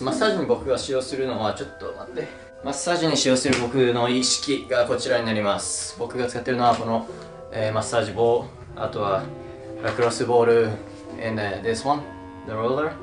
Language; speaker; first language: Japanese; native; Japanese